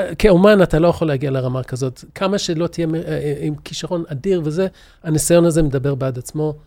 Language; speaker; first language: Hebrew; early bilingual, other home language; English